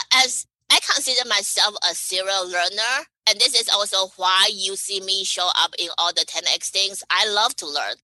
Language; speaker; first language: English; non-native, fluent; Chinese